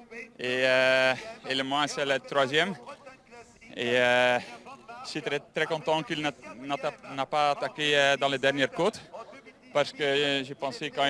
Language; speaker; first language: French; non-native, fluent; Dutch